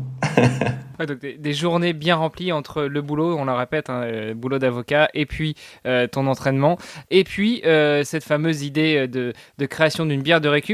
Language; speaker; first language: French; native; French